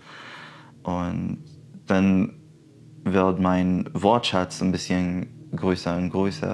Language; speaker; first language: German; non-native, fluent; Arabic